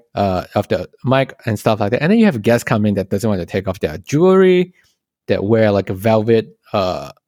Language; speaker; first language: English; non-native, local second language; Chinese